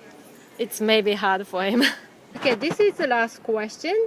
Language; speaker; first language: English; non-native, fluent; Japanese